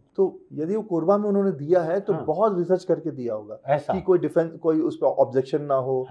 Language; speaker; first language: Hindi; non-native, local second language; Telugu